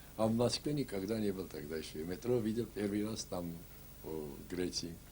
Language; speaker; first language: Russian; non-native, local second language; Ossetic